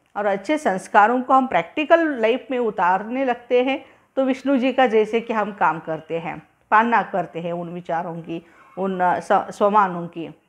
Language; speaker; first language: Hindi; non-native, local second language; Marathi